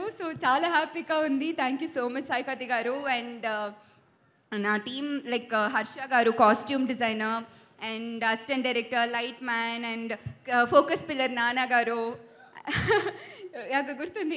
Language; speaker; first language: Telugu; non-native, learner; Tamil